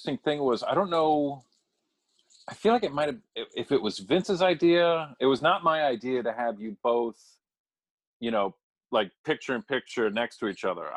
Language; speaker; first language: English; native; English